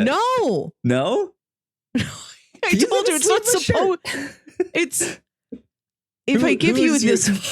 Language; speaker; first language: English; native; English